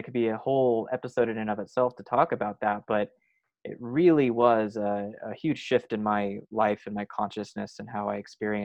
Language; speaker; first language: English; native; English